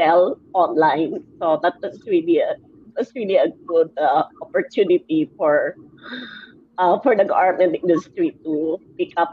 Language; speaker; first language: English; non-native, local second language; Filipino